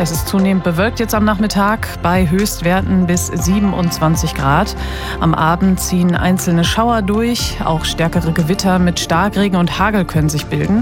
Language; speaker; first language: German; native; German